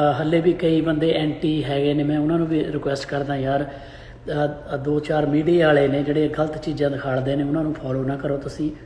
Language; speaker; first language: Punjabi; early bilingual, heritage; Punjabi